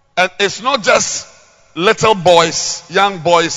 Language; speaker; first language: English; non-native, local second language; Akan